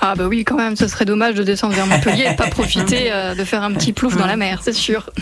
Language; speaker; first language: French; native; French